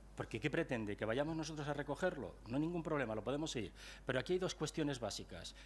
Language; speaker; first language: Spanish; non-native, local second language; Catalan